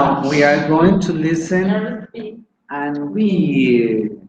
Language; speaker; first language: English; non-native, fluent; Spanish